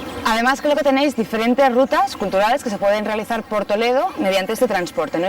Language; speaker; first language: Spanish; native; Spanish